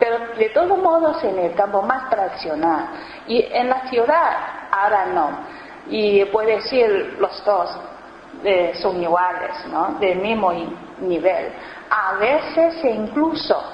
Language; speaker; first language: Spanish; non-native, learner; Chinese